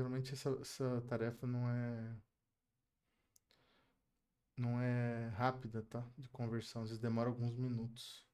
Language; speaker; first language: Portuguese; native; Portuguese